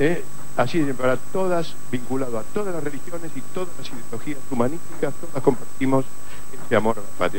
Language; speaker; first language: Spanish; native; Spanish